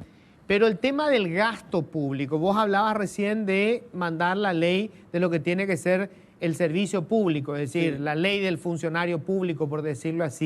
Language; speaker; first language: Spanish; native; Spanish